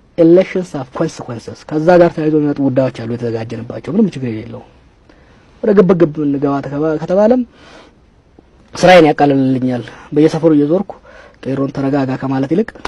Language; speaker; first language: Amharic; non-native, local second language; Oromo